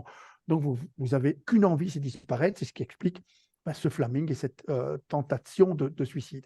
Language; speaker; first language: French; native; French